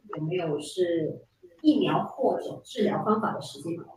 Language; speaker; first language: Chinese; native; Chinese